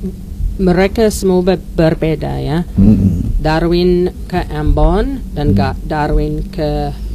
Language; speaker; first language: Indonesian; non-native, learner; English